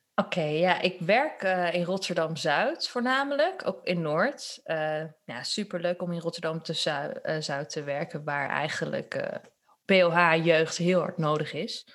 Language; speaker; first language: Dutch; early bilingual, other home language; Turkish